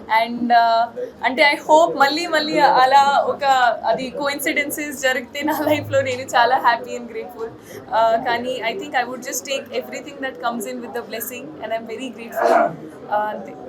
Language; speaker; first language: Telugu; non-native, fluent; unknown